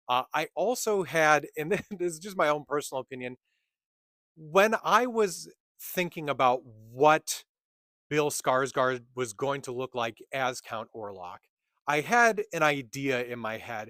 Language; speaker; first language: English; native; English